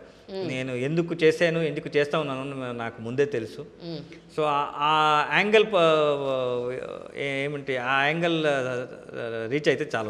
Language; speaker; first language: Telugu; non-native, learner; Kannada